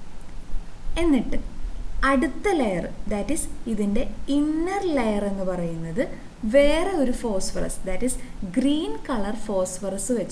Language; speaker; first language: Malayalam; native; Malayalam